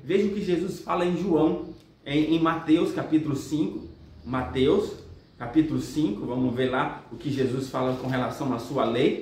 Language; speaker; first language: Portuguese; native; Portuguese